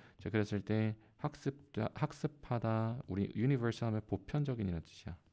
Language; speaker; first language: Korean; native; Korean